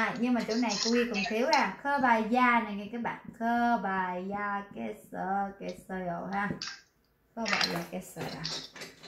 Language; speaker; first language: Korean; non-native, learner; Vietnamese